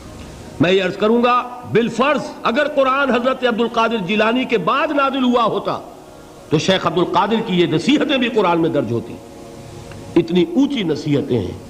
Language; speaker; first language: Urdu; native; Urdu